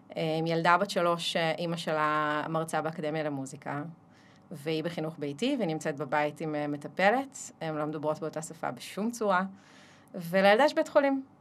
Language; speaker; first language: Hebrew; early bilingual, other home language; Russian